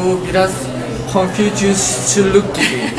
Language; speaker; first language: Turkish; non-native, learner; Korean